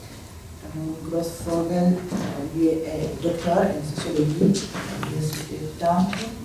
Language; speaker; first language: French; non-native, fluent; Spanish